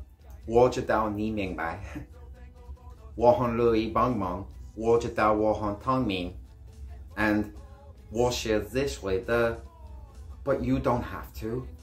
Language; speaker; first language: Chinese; non-native, learner; English